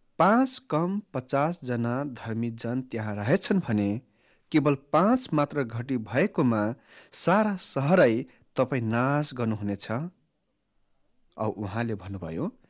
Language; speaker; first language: Nepali; native; Nepali